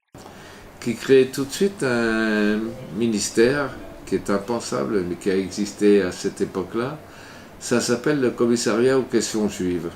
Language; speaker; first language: French; native; French